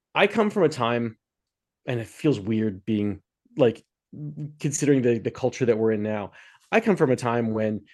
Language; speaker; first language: English; native; English